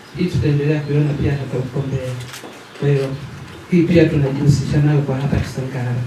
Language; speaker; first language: Swahili; native; Swahili